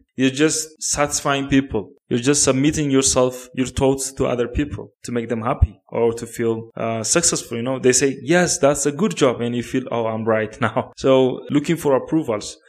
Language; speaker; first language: English; non-native, fluent; Amharic